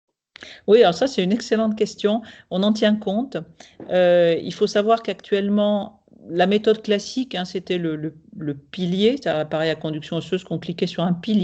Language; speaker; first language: French; native; French